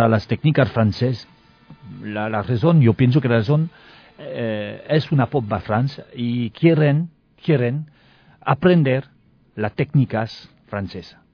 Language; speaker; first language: Spanish; non-native, learner; French